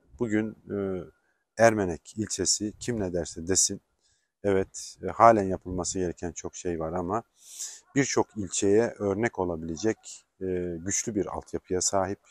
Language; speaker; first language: Turkish; native; Turkish